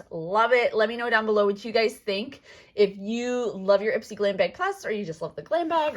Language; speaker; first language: English; native; English